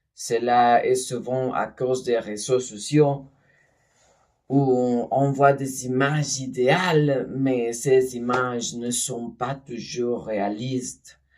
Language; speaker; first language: French; non-native, learner; Spanish